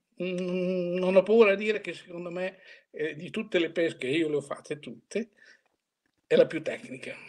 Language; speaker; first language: Italian; native; Italian